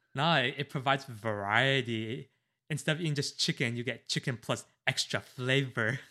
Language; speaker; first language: English; native; English